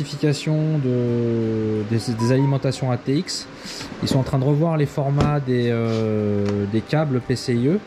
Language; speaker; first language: French; native; French